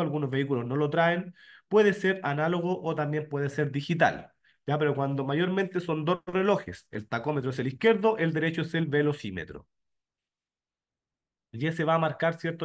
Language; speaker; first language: Spanish; native; Spanish